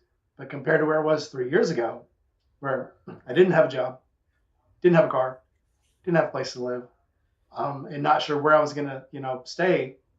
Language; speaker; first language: English; native; English